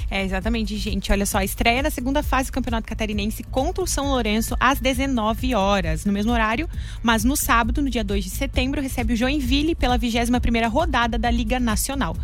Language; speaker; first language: Portuguese; native; Portuguese